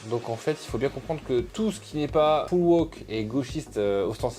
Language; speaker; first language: French; native; French